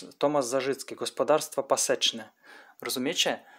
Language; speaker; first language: Polish; non-native, learner; Russian